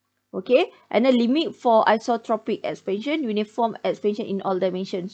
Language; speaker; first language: English; non-native, local second language; Malay